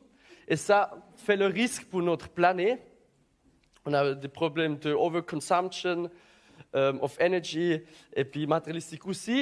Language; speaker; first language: French; non-native, learner; German